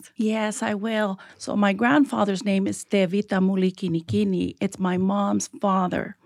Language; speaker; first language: English; early bilingual, other home language; Tongan